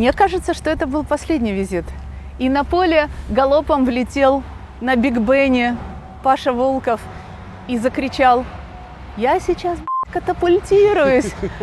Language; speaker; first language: Russian; native; Russian